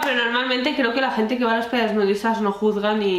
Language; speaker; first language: Spanish; native; Spanish